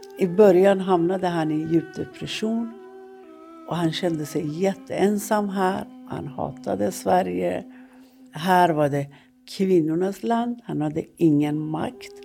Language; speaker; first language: Swedish; non-native, fluent; Persian